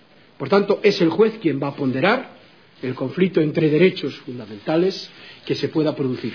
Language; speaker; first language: Spanish; native; Spanish